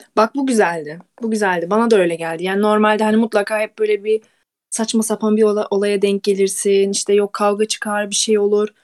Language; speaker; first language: Turkish; native; Turkish